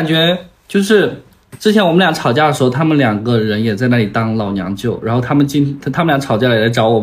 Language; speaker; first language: Chinese; native; Chinese